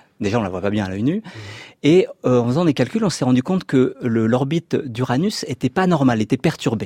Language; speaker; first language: French; native; French